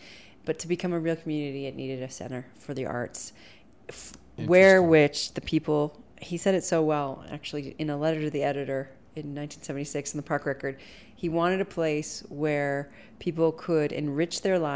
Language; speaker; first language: English; native; English